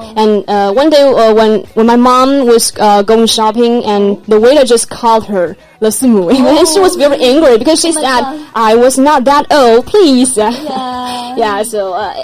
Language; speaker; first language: English; non-native, fluent; Chinese